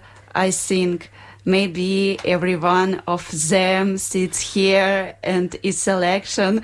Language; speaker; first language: English; non-native, learner; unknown